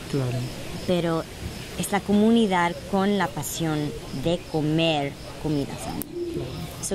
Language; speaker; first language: Spanish; early bilingual, heritage; Spanish